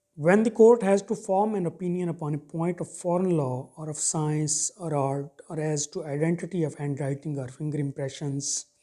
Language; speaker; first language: English; non-native, local second language; Urdu